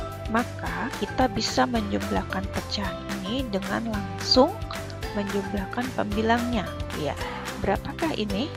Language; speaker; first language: Indonesian; native; Indonesian